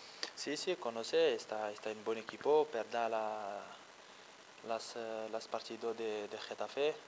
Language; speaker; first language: Spanish; non-native, learner; French